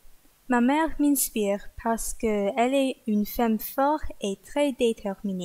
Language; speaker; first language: French; non-native, learner; English